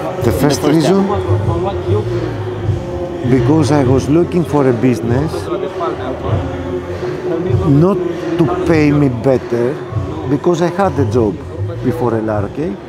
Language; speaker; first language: English; non-native, fluent; Greek